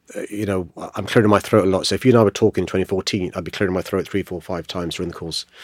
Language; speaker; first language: English; native; English